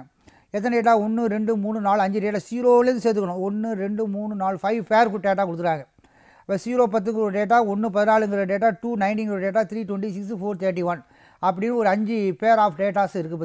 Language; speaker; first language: Tamil; native; Tamil